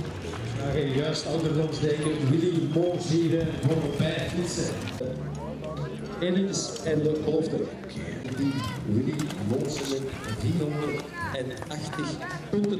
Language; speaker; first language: Dutch; native; Dutch